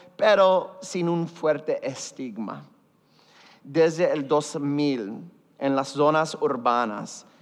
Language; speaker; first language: Spanish; early bilingual, heritage; Spanish